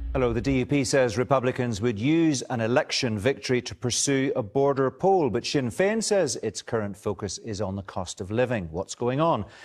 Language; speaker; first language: English; native; English